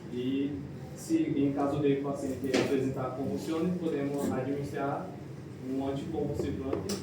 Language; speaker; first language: Portuguese; non-native, learner; Spanish